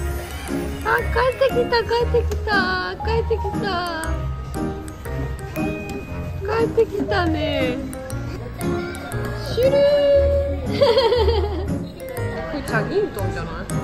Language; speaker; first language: Japanese; native; Japanese